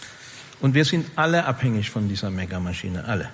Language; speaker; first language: German; native; German